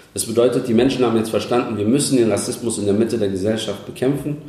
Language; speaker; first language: German; early bilingual, other home language; Turkish